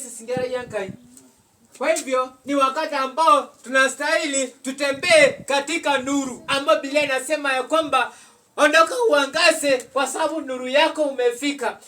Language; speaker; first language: Swahili; non-native, local second language; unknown